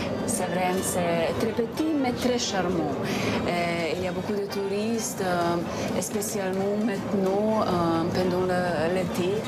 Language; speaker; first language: French; non-native, fluent; Slovenian